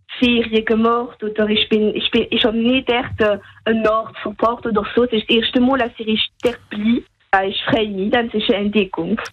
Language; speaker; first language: German; non-native, local second language; French